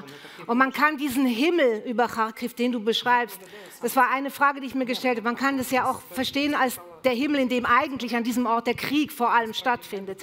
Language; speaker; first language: German; native; German